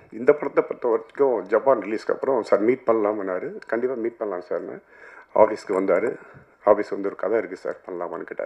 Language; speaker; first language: Tamil; native; Tamil